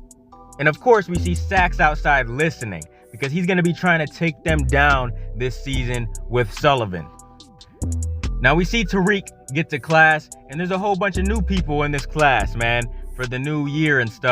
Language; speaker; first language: English; native; English